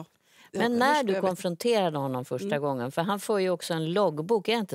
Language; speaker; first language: Swedish; native; Swedish